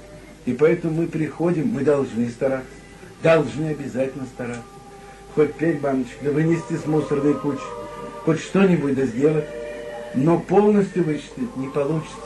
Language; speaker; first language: Russian; native; Russian